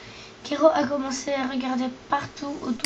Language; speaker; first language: French; native; French